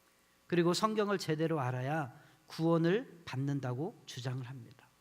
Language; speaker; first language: Korean; native; Korean